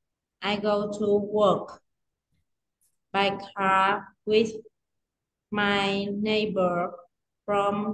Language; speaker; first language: English; non-native, learner; Vietnamese